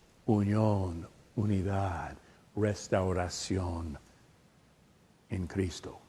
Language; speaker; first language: Spanish; non-native, fluent; English